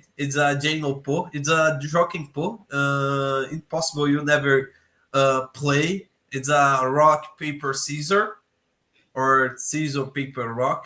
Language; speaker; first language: English; non-native, learner; Portuguese